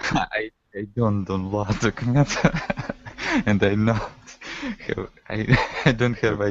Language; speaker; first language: English; non-native, learner; Russian